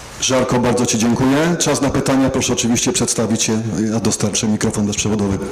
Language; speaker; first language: Polish; native; Polish